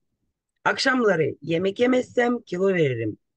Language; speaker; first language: Turkish; non-native, fluent; Russian